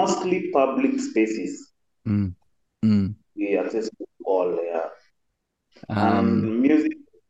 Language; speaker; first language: English; non-native, local second language; Kamba